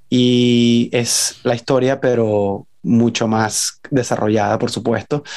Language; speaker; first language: Spanish; native; Spanish